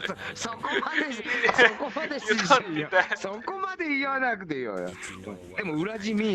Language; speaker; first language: Japanese; native; Japanese